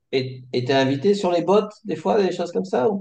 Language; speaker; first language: French; native; French